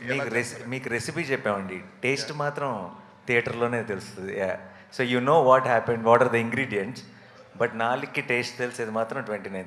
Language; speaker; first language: Telugu; native; Telugu